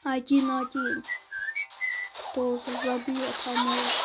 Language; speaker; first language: Russian; non-native, learner; Azerbaijani